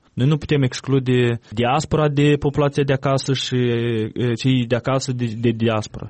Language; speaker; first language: Romanian; native; Romanian